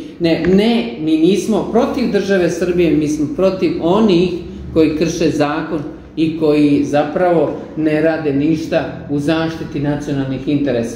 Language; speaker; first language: Serbian; native; Serbian